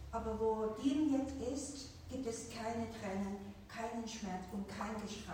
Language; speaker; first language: German; non-native, fluent; Chinese